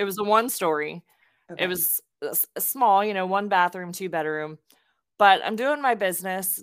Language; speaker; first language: English; native; English